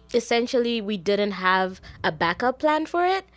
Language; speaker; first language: English; non-native, local second language; Shona